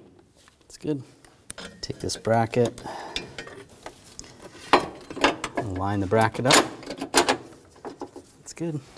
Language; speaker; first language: English; native; English